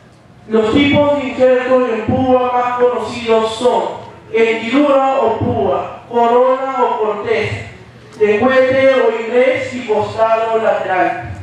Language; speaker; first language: Spanish; native; Spanish